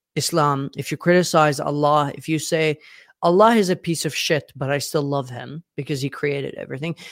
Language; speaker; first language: English; non-native, fluent; Arabic